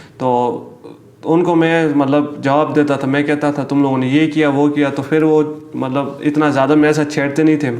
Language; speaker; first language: Urdu; native; Urdu